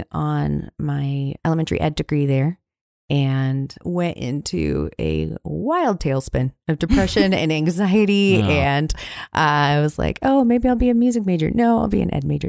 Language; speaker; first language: English; native; English